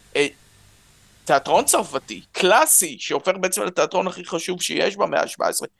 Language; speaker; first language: Hebrew; early bilingual, other home language; Russian